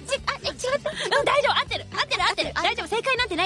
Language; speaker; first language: Japanese; native; Japanese